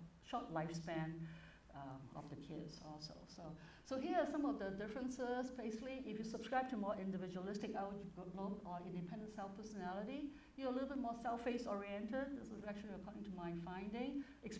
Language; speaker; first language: English; non-native, local second language; Cantonese